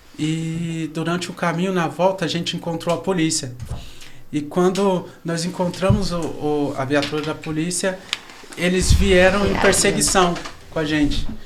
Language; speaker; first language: Portuguese; native; Portuguese